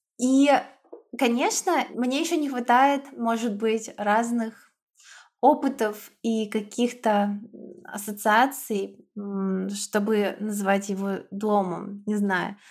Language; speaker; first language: Russian; native; Russian